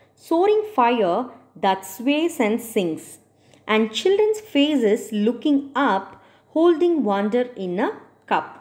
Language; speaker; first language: English; non-native, local second language; Tamil